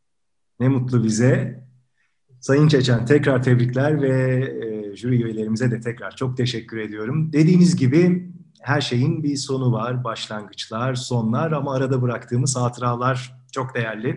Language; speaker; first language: Turkish; native; Turkish